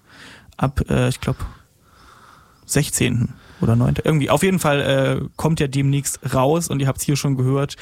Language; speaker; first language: German; native; German